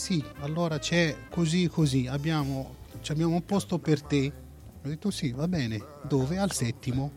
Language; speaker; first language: Italian; non-native, fluent; Arabic